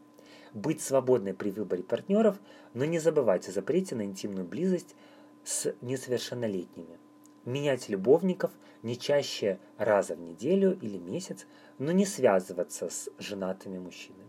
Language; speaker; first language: Russian; native; Russian